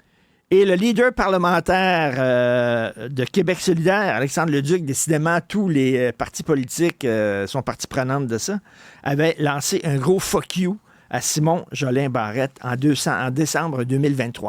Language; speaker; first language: French; native; French